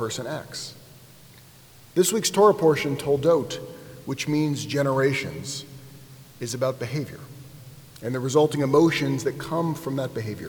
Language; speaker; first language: English; native; English